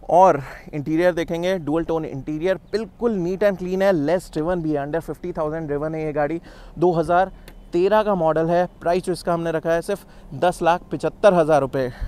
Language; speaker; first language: Hindi; native; Hindi